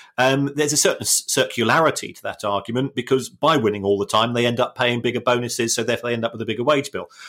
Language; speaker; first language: English; native; English